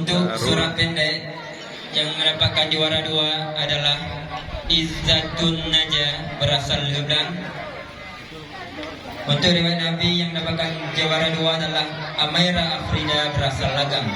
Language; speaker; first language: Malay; non-native, local second language; Achinese